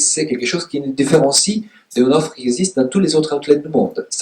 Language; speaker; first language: French; native; French